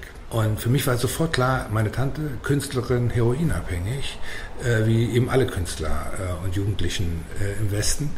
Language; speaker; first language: German; native; German